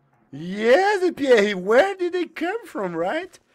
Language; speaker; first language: English; non-native, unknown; Portuguese